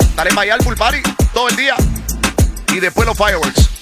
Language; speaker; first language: Spanish; native; Spanish